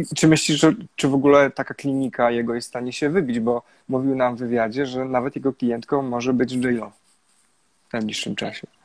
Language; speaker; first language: Polish; native; Polish